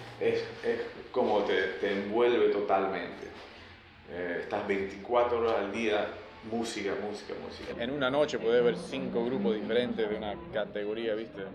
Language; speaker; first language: Spanish; early bilingual, other home language; English